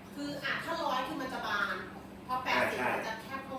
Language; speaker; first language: Thai; native; Thai